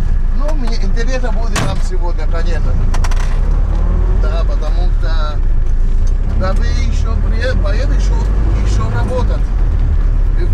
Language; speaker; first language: Russian; non-native, learner; Spanish